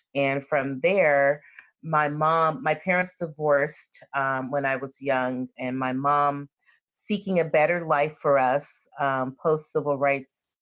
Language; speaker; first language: English; native; English